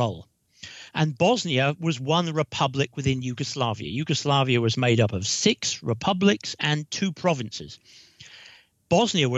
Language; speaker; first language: English; native; English